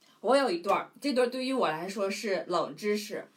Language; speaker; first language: Chinese; native; Chinese